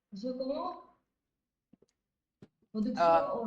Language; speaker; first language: French; non-native, learner; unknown